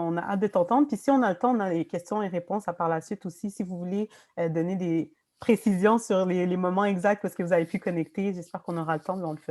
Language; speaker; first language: French; native; French